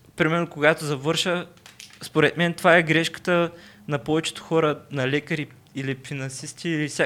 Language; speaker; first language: Bulgarian; non-native, local second language; Turkish